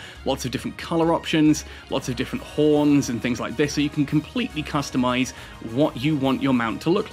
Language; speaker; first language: English; native; English